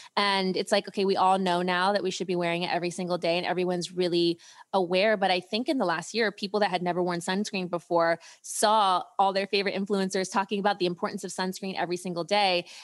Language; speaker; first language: English; native; English